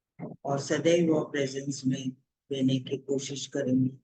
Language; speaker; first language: Hindi; native; Hindi